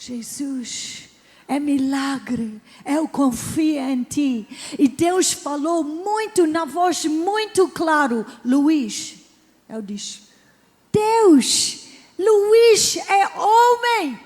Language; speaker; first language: Portuguese; non-native, learner; English